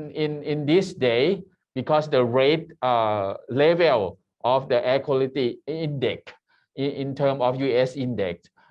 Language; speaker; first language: English; non-native, learner; Thai